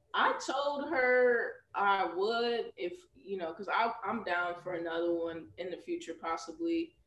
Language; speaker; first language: English; native; English